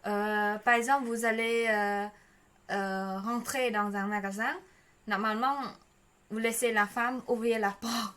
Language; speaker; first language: French; non-native, learner; Khmer